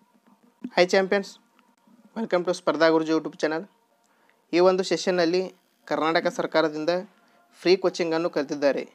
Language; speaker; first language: Kannada; native; Kannada